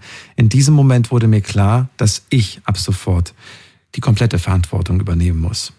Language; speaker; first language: German; native; German